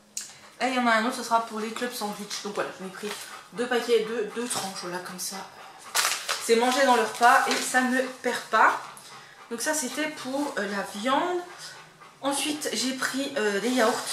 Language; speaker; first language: French; native; French